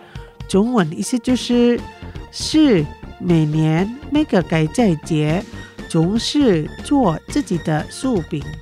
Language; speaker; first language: Chinese; early bilingual, heritage; Chinese